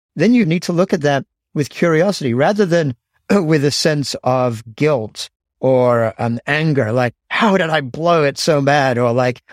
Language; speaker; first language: English; native; English